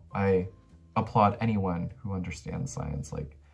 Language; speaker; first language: English; native; English